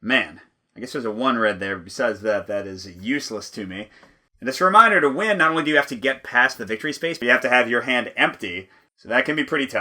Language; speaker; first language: English; native; English